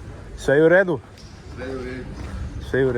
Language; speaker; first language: Croatian; non-native, learner; English